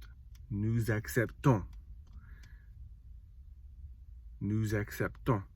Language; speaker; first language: French; non-native, learner; English